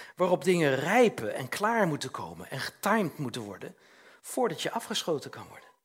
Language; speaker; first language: Dutch; native; Dutch